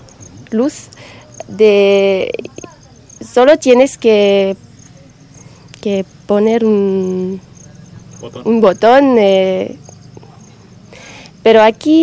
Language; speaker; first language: Spanish; non-native, learner; French